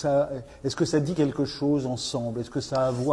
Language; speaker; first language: French; native; French